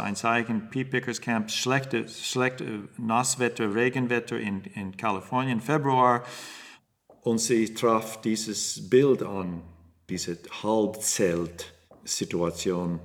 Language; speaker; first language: German; non-native, fluent; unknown